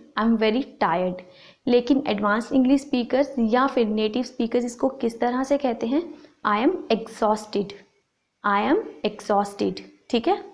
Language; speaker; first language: Hindi; native; Hindi